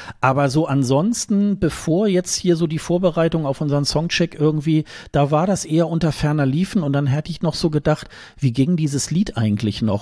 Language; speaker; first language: German; native; German